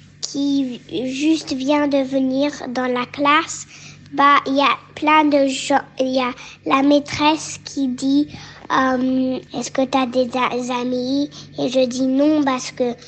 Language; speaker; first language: French; early bilingual, heritage; French